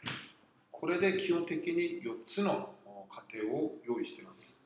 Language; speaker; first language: Japanese; non-native, fluent; Korean